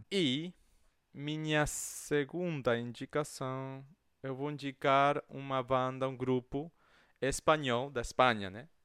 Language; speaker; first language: Portuguese; non-native, fluent; Spanish